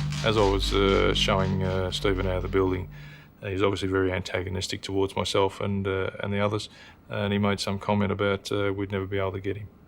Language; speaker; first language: English; native; English